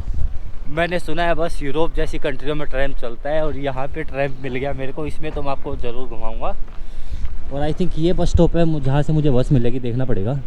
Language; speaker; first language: Hindi; native; Hindi